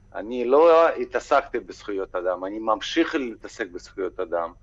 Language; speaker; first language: Hebrew; early bilingual, other home language; Ukrainian